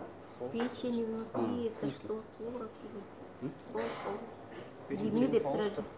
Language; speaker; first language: Russian; non-native, local second language; Tuvinian